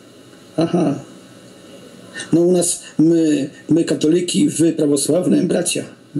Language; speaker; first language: Russian; non-native, learner; Polish